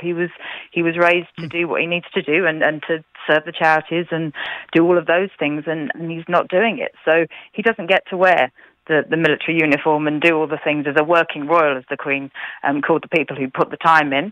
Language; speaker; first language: English; native; English